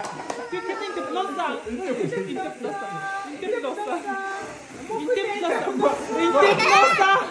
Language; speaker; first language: Swedish; non-native, learner; Mongolian